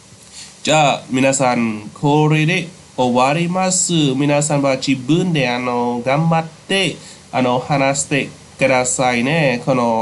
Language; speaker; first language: Japanese; non-native, fluent; Khmer